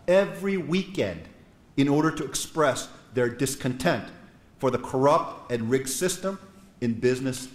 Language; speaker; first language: English; non-native, fluent; Korean